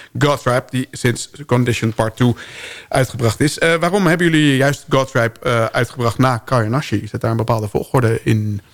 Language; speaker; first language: Dutch; native; Dutch